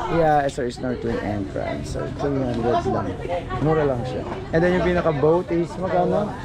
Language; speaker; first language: Filipino; native; Filipino